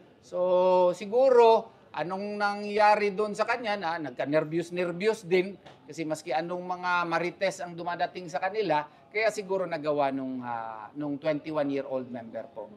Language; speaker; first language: Filipino; non-native, local second language; Cebuano